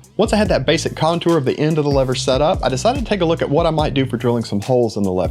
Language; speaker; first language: English; native; English